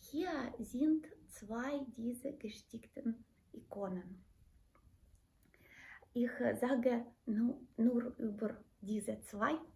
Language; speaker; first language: German; non-native, fluent; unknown